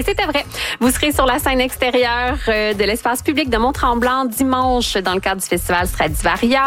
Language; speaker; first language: French; native; French